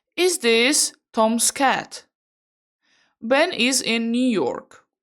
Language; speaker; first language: English; non-native, fluent; Azerbaijani